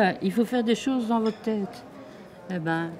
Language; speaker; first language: French; native; French